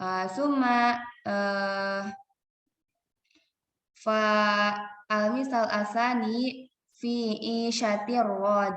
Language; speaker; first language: Arabic; non-native, learner; Indonesian